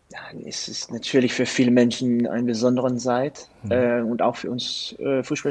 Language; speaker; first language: German; non-native, learner; Danish